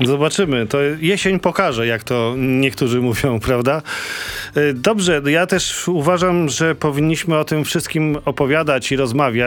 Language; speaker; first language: Polish; native; Polish